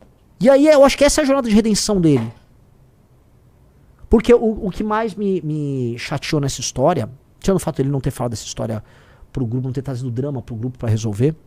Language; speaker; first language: Portuguese; native; Portuguese